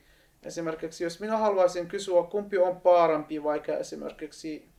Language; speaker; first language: Finnish; non-native, learner; Arabic